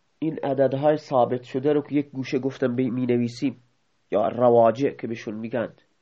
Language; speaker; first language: Persian; non-native, local second language; Baluchi